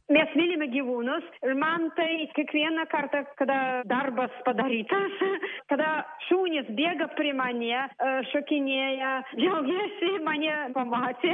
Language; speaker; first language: Lithuanian; non-native, learner; Russian